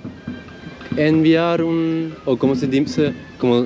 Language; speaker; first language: Spanish; non-native, learner; Swiss German